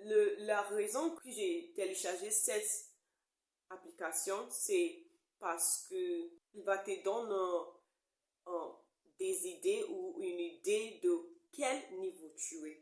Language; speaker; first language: French; non-native, learner; English